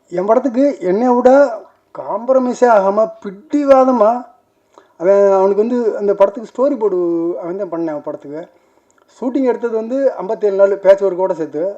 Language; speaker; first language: Tamil; native; Tamil